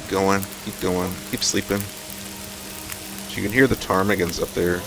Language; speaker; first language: English; native; English